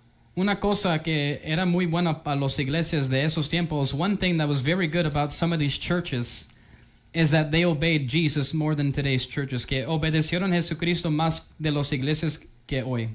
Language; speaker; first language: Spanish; early bilingual, heritage; English